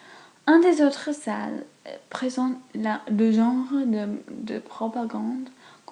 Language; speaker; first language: French; non-native, fluent; English